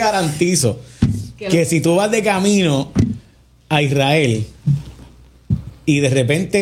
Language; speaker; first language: Spanish; native; Spanish